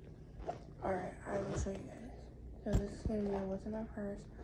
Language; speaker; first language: English; native; English